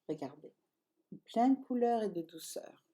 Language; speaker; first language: French; native; French